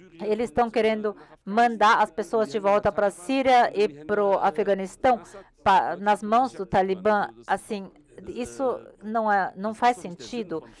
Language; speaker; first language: Portuguese; non-native, learner; German